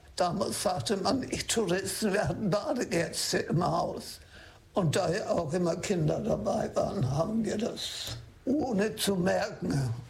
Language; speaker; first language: German; non-native, local second language; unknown